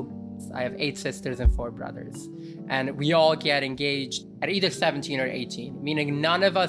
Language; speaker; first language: English; early bilingual, other home language; Yiddish